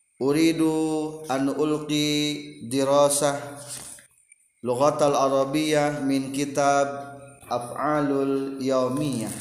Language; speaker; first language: Arabic; non-native, fluent; Sundanese